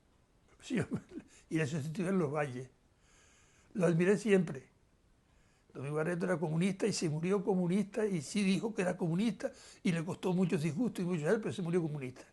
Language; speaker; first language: Spanish; native; Spanish